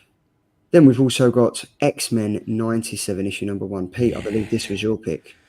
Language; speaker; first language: English; native; English